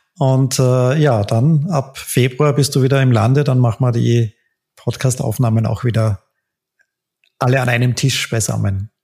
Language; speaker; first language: German; native; German